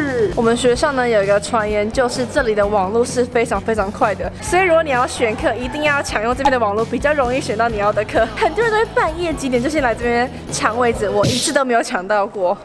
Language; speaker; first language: Chinese; native; Chinese